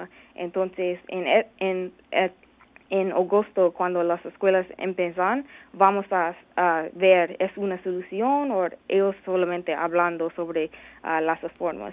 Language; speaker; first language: Spanish; non-native, learner; English